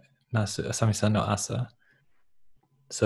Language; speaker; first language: Japanese; non-native, learner; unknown